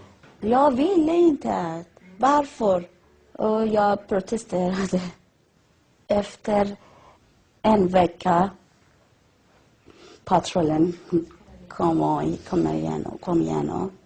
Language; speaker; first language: Swedish; non-native, learner; Persian